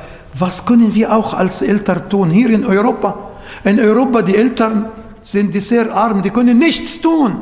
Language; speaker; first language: German; non-native, fluent; Arabic